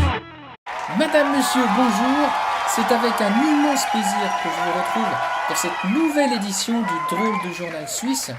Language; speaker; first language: French; native; French